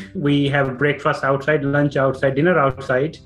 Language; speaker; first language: English; non-native, local second language; Punjabi